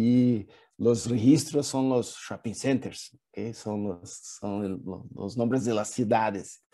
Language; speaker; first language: Spanish; non-native, fluent; Portuguese